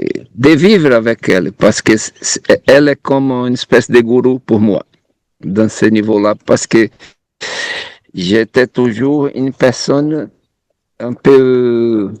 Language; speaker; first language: French; non-native, fluent; Portuguese